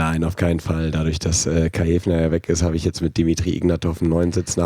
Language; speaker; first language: German; native; German